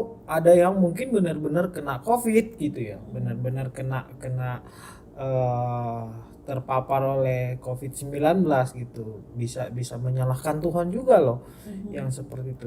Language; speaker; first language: Indonesian; native; Indonesian